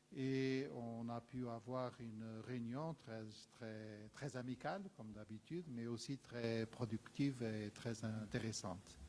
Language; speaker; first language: French; non-native, fluent; Portuguese